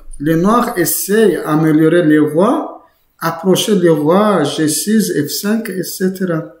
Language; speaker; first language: French; non-native, fluent; Azerbaijani